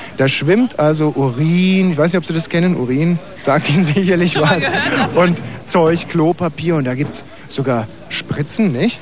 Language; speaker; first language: German; native; German